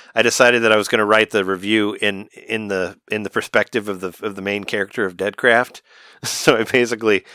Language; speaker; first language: English; native; English